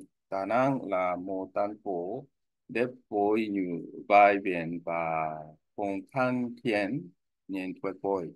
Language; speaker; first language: Vietnamese; non-native, learner; Korean